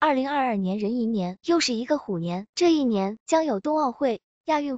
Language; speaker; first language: Chinese; native; Chinese